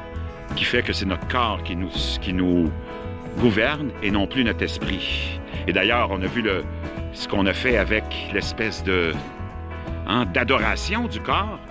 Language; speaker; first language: French; native; French